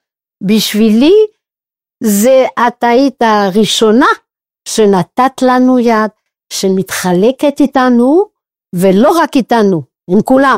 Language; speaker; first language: Hebrew; non-native, fluent; French